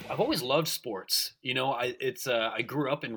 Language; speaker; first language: English; native; English